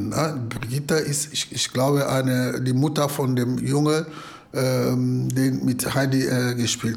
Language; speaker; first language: German; non-native, fluent; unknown